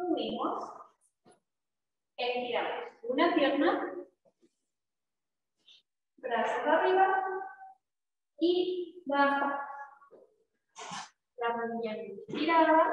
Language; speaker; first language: Spanish; native; Spanish